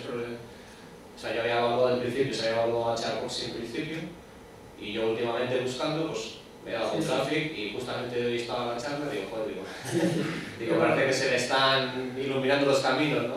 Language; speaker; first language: Spanish; native; Spanish